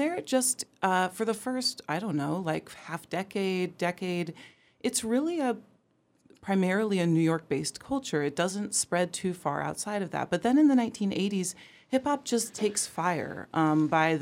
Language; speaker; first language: English; native; English